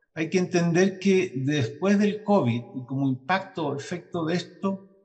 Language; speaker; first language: Spanish; native; Spanish